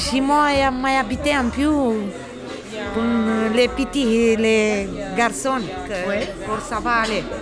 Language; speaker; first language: French; non-native, learner; Romanian